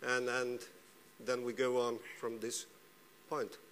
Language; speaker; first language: English; non-native, fluent; Estonian